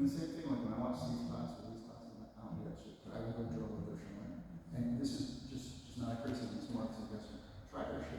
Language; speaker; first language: English; native; English